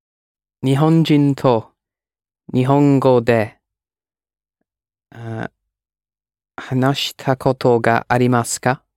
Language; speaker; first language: Japanese; non-native, learner; English